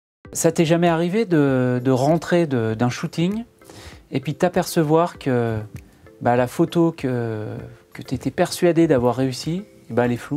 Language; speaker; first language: French; native; French